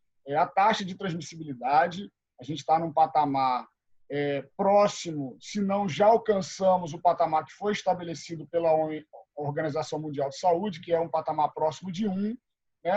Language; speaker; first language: Portuguese; native; Portuguese